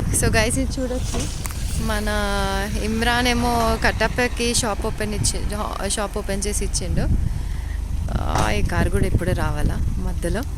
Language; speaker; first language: Telugu; native; Telugu